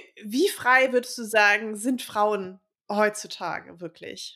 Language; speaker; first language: German; native; German